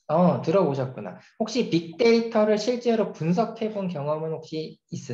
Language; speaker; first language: Korean; native; Korean